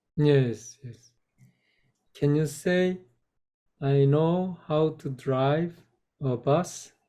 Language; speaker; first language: English; non-native, fluent; Korean